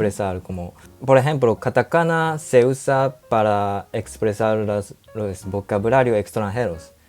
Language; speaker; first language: Spanish; non-native, fluent; Japanese